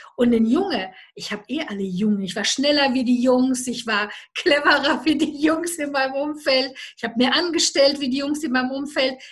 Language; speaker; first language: German; native; German